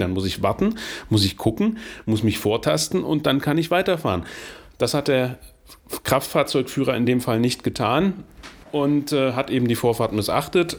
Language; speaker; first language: German; native; German